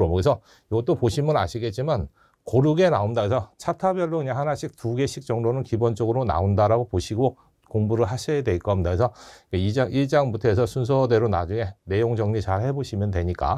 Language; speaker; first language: Korean; native; Korean